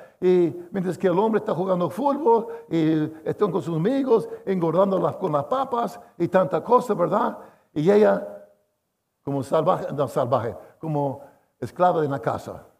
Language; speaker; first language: Spanish; non-native, fluent; English